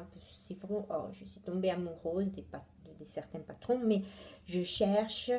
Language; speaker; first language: French; non-native, fluent; Italian